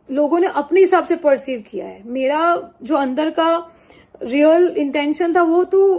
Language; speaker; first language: Hindi; non-native, local second language; Gujarati